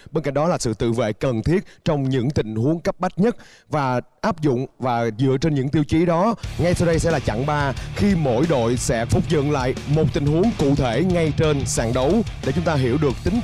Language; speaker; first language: Vietnamese; native; Vietnamese